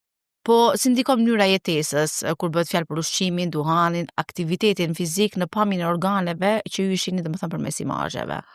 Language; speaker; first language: Albanian; native; Albanian